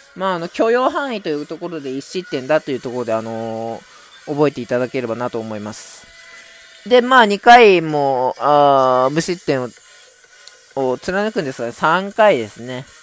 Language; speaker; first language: Japanese; native; Japanese